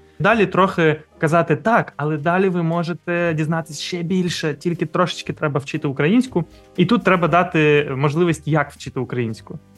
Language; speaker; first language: Ukrainian; native; Ukrainian